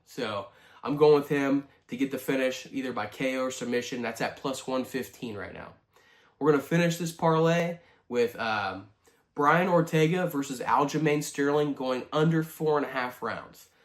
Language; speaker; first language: English; native; English